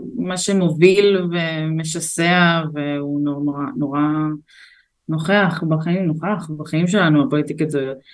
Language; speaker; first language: Hebrew; early bilingual, other home language; Russian